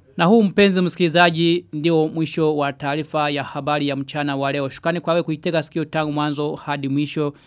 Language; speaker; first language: Swahili; non-native, local second language; Rundi